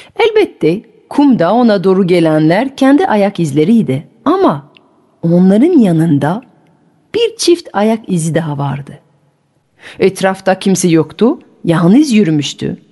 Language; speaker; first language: Turkish; non-native, fluent; French